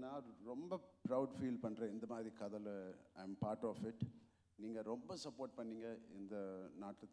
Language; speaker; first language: Tamil; non-native, local second language; Telugu